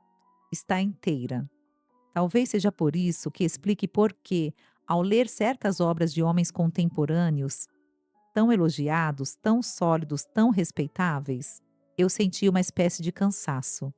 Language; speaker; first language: Portuguese; native; Portuguese